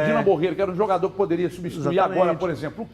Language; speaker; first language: Portuguese; native; Portuguese